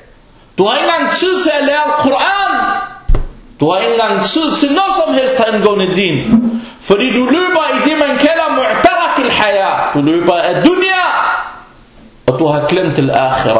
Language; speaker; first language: Danish; non-native, fluent; Arabic